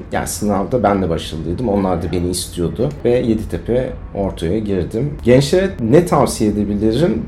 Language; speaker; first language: Turkish; early bilingual, other home language; German